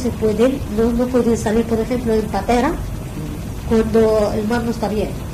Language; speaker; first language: Spanish; non-native, learner; Arabic